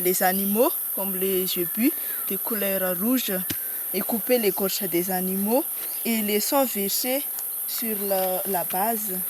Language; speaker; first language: French; non-native, local second language; Malagasy